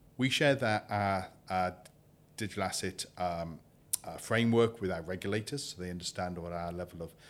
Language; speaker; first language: English; native; English